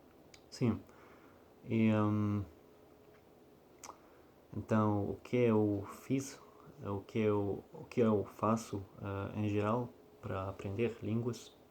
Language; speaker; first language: Portuguese; non-native, learner; Russian